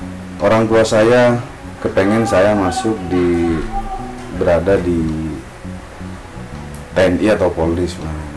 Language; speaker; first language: Indonesian; non-native, local second language; Madurese